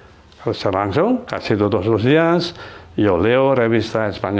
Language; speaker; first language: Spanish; non-native, fluent; Indonesian